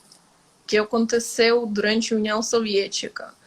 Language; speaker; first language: Portuguese; non-native, fluent; Ukrainian